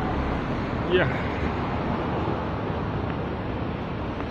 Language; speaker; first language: Japanese; non-native, learner; English